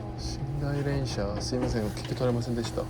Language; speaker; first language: Japanese; non-native, learner; Korean